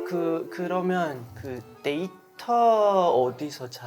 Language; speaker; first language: Korean; non-native, fluent; Chinese